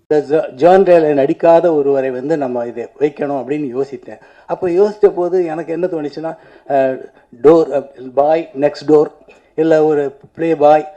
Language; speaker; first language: Tamil; native; Tamil